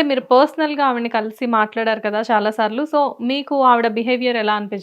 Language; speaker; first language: Telugu; native; Telugu